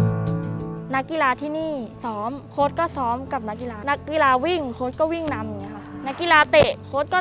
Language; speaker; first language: Thai; native; Thai